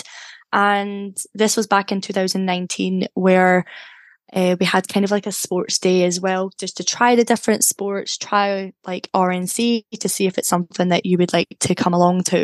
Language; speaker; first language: English; native; English